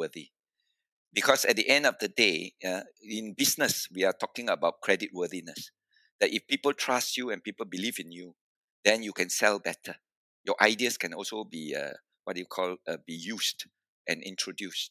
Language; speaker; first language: English; non-native, local second language; Min Nan Chinese